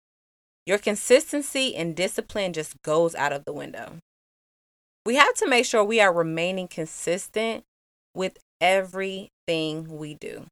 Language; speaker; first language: English; native; English